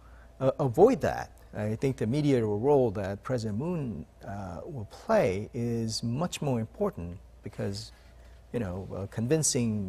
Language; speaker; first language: English; non-native, fluent; Korean